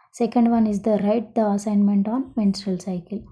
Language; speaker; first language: English; non-native, local second language; Telugu